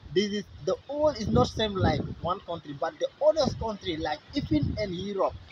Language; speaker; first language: English; non-native, learner; Wolof